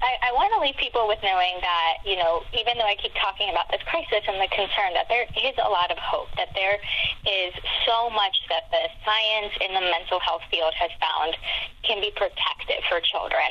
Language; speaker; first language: English; non-native, fluent; Spanish